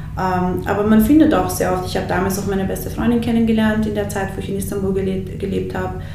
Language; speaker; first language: German; early bilingual, other home language; Bosnian